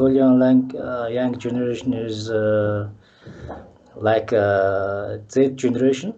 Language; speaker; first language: English; non-native, learner; Mongolian